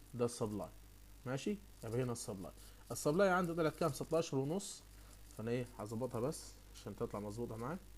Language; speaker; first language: Arabic; native; Arabic